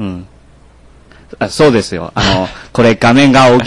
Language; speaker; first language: Japanese; non-native, learner; Chinese